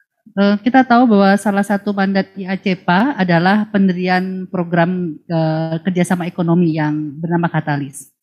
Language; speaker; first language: Indonesian; native; Indonesian